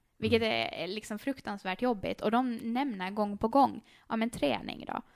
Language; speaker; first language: Swedish; native; Swedish